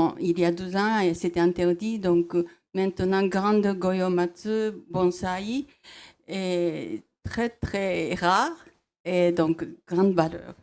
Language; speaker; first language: French; non-native, fluent; Japanese